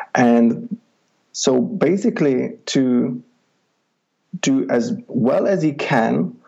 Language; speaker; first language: English; non-native, fluent; Czech